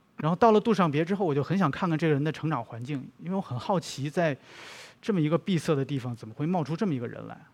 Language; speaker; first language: Chinese; native; Chinese